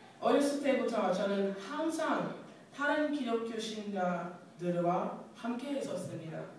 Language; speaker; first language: Korean; non-native, fluent; English